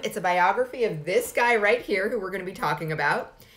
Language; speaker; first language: English; early bilingual, other home language; Spanish